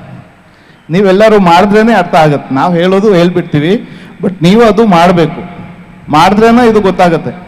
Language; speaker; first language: Kannada; non-native, fluent; Hindi